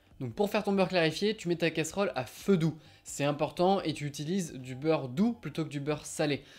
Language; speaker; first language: French; native; French